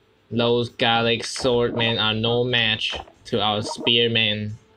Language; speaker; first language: English; non-native, learner; Chinese